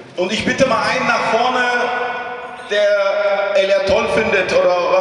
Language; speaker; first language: German; non-native, fluent; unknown